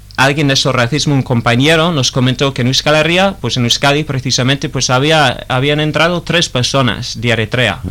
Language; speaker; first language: Spanish; non-native, fluent; English